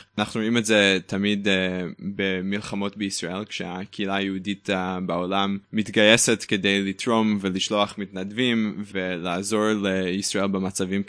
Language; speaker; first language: Hebrew; non-native, fluent; English